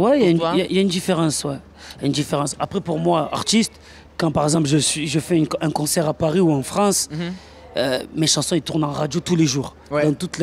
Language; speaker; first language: French; native; French